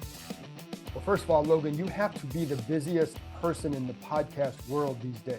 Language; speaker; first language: English; native; English